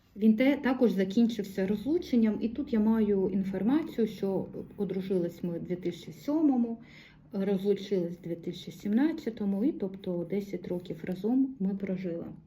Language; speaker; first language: Ukrainian; non-native, local second language; Russian